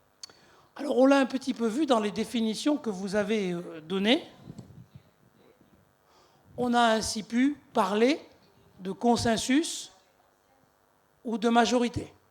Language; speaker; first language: French; native; French